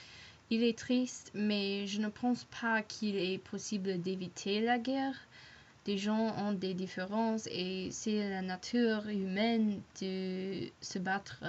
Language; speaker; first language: French; non-native, learner; English